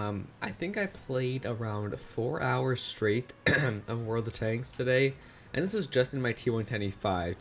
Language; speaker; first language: English; native; English